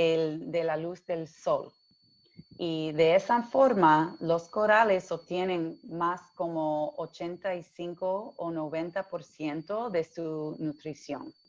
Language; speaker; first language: Spanish; early bilingual, heritage; English